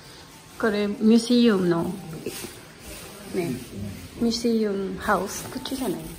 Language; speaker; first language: Japanese; non-native, learner; Filipino